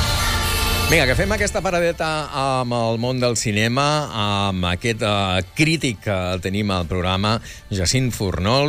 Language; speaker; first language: Catalan; native; Catalan